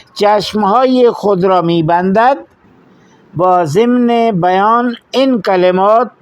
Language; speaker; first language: Persian; non-native, fluent; Urdu